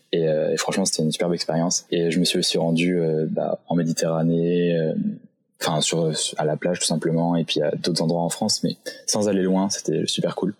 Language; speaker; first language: French; native; French